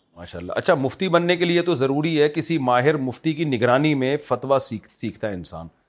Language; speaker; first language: Urdu; native; Urdu